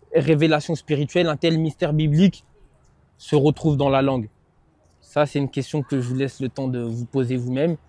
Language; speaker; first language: French; native; French